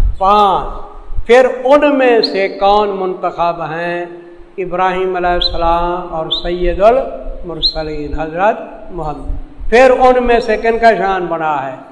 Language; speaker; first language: Urdu; non-native, local second language; Saraiki